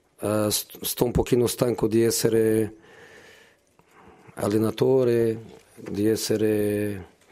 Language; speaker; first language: Italian; non-native, fluent; Portuguese